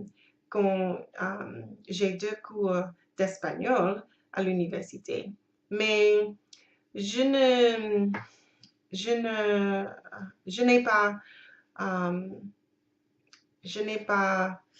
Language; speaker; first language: French; non-native, learner; English